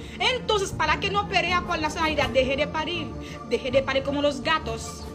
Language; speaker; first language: Spanish; non-native, fluent; Haitian Creole